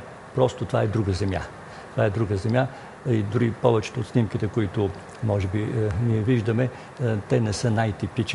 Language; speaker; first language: Bulgarian; native; Bulgarian